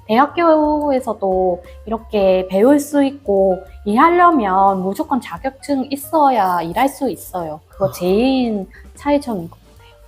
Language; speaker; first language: Korean; non-native, fluent; Vietnamese